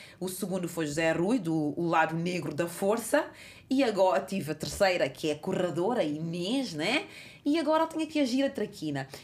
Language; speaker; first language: Portuguese; non-native, local second language; Kabuverdianu